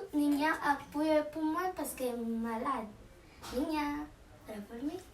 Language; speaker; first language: French; non-native, learner; Haitian Creole